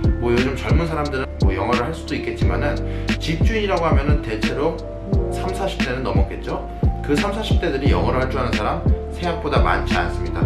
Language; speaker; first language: Korean; native; Korean